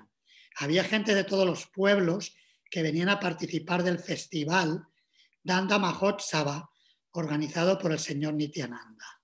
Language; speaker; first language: Spanish; native; Spanish